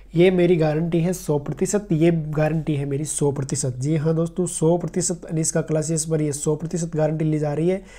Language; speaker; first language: Hindi; native; Hindi